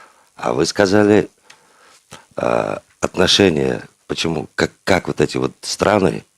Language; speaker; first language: Russian; non-native, local second language; Uzbek